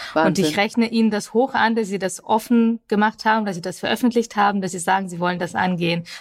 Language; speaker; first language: German; early bilingual, other home language; Russian